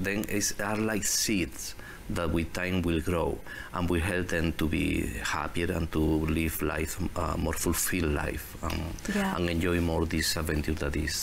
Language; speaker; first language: English; non-native, learner; Spanish